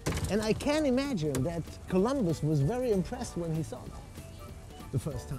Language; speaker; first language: English; non-native, fluent; German